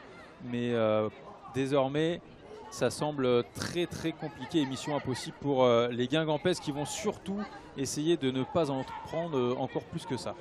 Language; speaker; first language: French; native; French